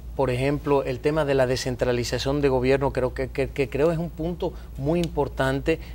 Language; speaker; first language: Spanish; early bilingual, heritage; Spanish